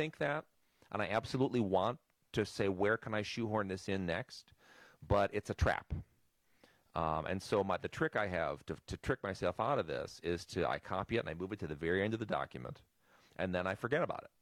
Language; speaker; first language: English; native; English